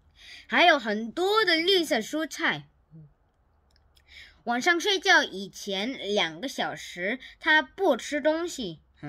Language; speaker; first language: Chinese; non-native, learner; Korean